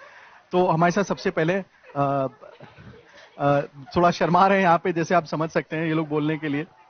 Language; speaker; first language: Hindi; native; Hindi